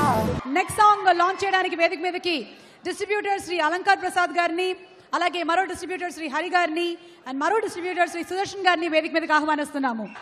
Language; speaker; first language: Telugu; native; Telugu